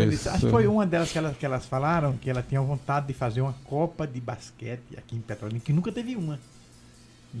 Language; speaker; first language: Portuguese; native; Portuguese